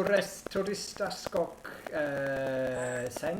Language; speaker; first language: Basque; non-native, learner; English